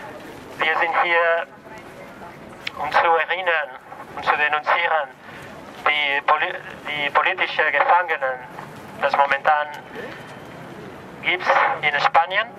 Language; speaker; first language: German; non-native, fluent; Catalan